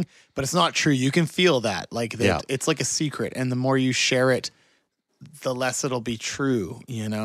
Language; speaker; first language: English; native; English